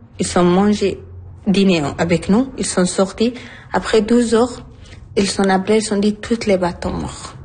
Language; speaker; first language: French; non-native, learner; Arabic